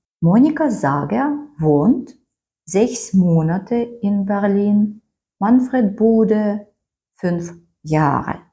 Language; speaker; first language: German; non-native, fluent; Ukrainian